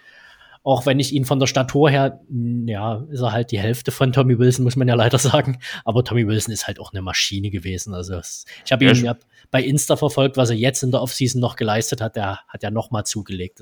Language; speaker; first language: German; native; German